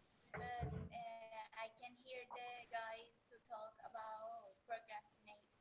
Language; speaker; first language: English; non-native, learner; Spanish